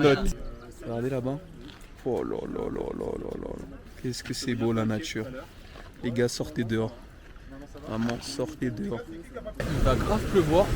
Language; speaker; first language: French; native; French